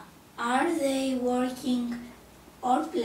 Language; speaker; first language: English; non-native, learner; Greek